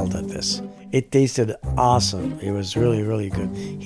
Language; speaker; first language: English; non-native, fluent; Arabic